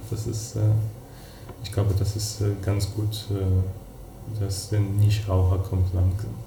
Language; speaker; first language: German; non-native, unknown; Polish